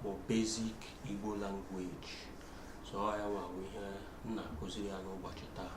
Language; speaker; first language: Igbo; native; Igbo